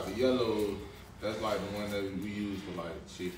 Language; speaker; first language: English; native; English